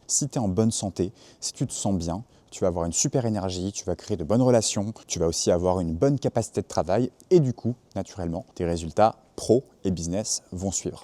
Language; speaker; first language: French; native; French